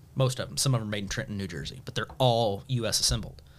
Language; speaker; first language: English; native; English